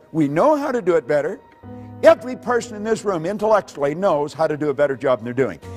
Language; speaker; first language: English; native; English